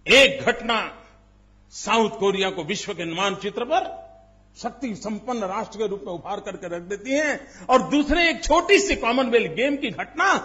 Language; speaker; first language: Hindi; non-native, local second language; Gujarati